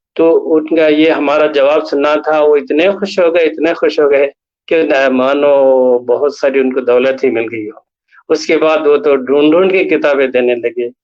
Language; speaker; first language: Urdu; native; Urdu